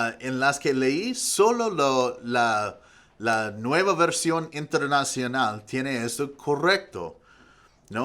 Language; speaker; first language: Spanish; non-native, fluent; English